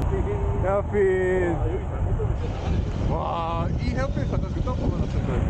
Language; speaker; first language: Korean; native; Korean